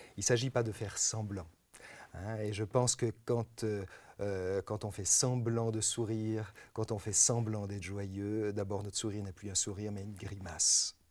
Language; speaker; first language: French; native; French